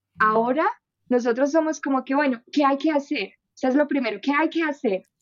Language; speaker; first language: Spanish; non-native, fluent; German